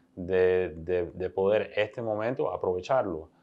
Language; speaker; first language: Spanish; early bilingual, heritage; Spanish